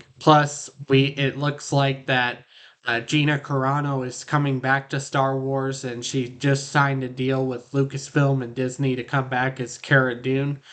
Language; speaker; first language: English; native; English